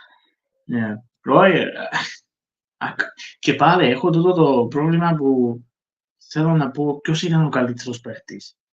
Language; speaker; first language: Greek; early bilingual, heritage; Greek